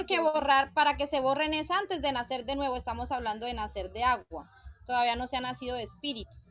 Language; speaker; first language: Spanish; native; Spanish